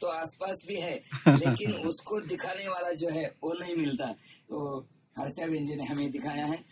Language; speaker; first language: Hindi; non-native, local second language; Marathi